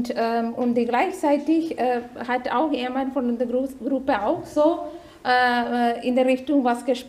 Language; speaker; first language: German; non-native, learner; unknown